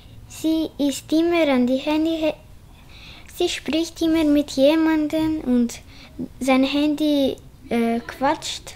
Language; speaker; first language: German; non-native, local second language; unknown